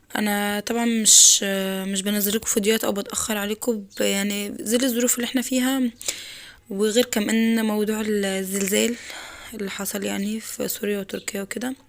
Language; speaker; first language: Egyptian Arabic; native; Egyptian Arabic